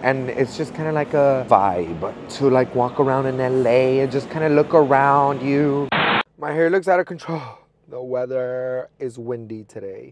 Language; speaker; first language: English; early bilingual, other home language; Spanish